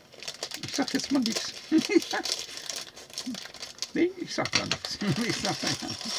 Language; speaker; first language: German; native; German